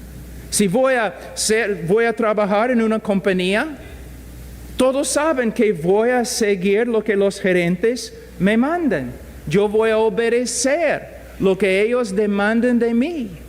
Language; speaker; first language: Spanish; non-native, fluent; English